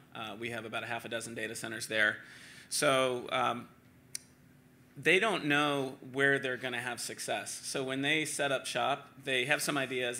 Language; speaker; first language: English; native; English